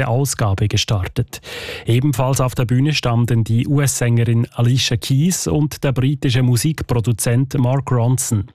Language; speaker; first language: German; native; German